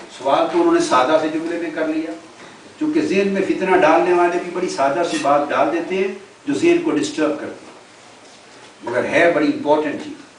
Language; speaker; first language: Urdu; non-native, local second language; Punjabi